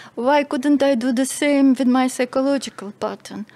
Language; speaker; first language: English; non-native, fluent; Russian